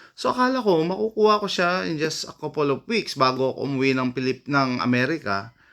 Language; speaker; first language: Filipino; native; Filipino